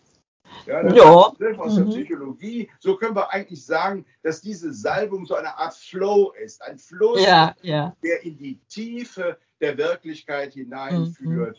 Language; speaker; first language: German; native; German